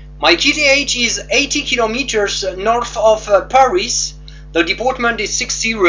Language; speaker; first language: English; non-native, learner; French